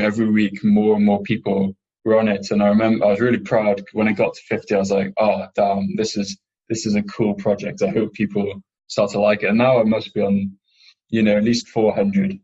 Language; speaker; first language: English; native; English